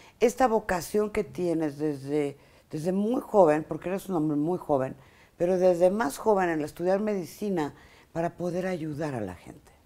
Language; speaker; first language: Spanish; native; Spanish